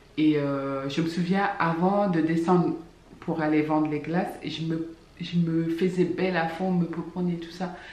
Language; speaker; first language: French; non-native, local second language; Fula